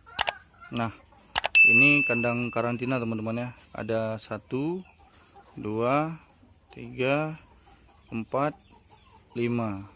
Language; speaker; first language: Indonesian; native; Indonesian